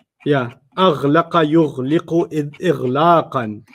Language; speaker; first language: Arabic; non-native, fluent; English